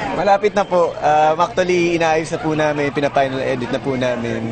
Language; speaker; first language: Filipino; native; Filipino